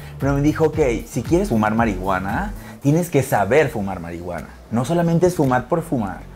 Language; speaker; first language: Spanish; native; Spanish